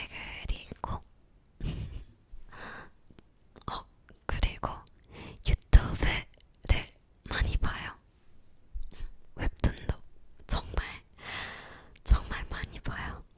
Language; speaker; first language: Korean; non-native, learner; English